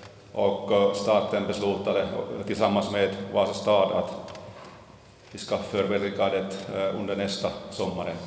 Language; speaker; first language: Swedish; non-native, local second language; Finnish